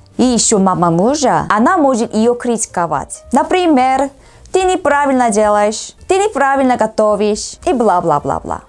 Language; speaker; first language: Russian; non-native, learner; Korean